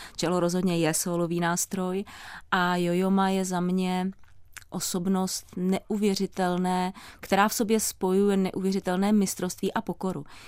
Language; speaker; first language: Czech; native; Czech